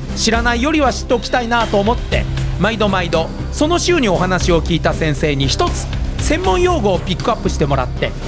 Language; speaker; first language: Japanese; native; Japanese